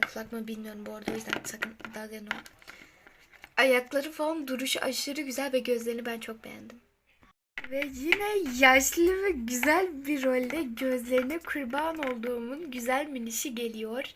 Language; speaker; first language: Turkish; native; Turkish